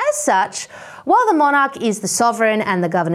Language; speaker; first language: English; native; English